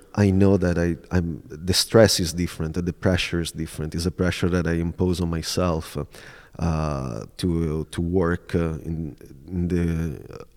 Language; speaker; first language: English; non-native, fluent; Italian